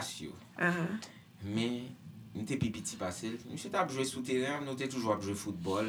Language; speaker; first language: English; non-native, learner; Haitian Creole